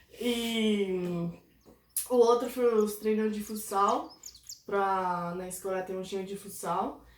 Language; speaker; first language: Portuguese; non-native, fluent; Italian